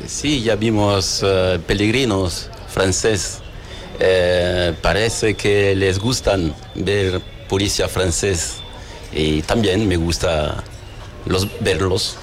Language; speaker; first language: Spanish; non-native, learner; French